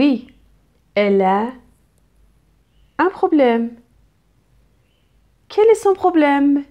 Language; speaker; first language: French; non-native, fluent; Persian